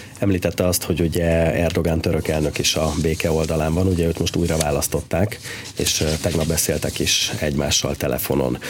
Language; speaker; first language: Hungarian; native; Hungarian